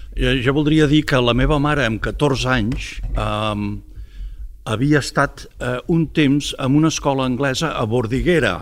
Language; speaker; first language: Catalan; early bilingual, heritage; Catalan